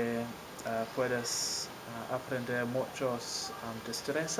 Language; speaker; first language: Spanish; non-native, learner; English